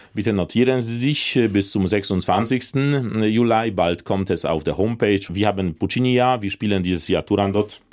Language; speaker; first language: German; non-native, fluent; Polish